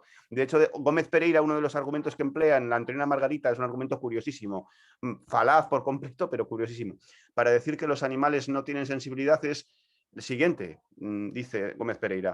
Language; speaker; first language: Spanish; native; Spanish